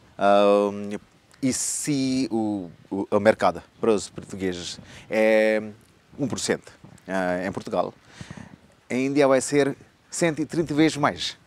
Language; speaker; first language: Portuguese; non-native, learner; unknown